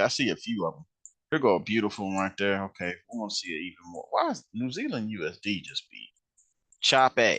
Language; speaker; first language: English; native; English